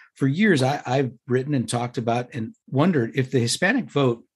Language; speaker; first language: English; native; English